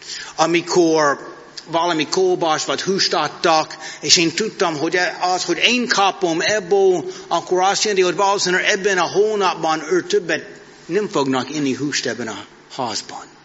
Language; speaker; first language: Hungarian; non-native, fluent; English